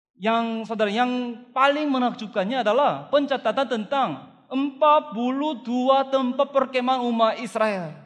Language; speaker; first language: Indonesian; non-native, fluent; Korean